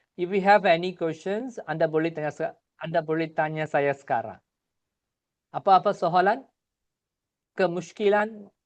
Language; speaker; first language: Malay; non-native, local second language; Tamil